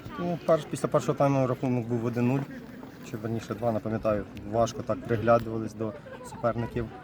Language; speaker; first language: Ukrainian; native; Ukrainian